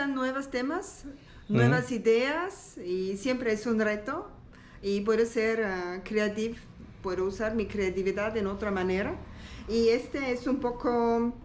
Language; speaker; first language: Spanish; non-native, learner; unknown